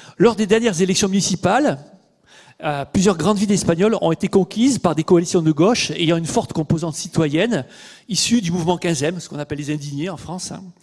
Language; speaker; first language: French; native; French